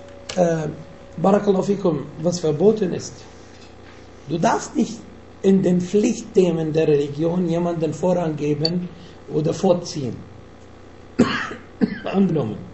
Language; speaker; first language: German; non-native, fluent; Arabic